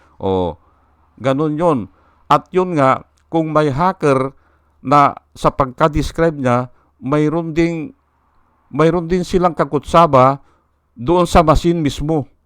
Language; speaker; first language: Filipino; native; Filipino